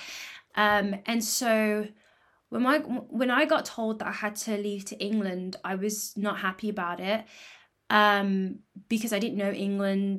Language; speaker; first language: English; native; English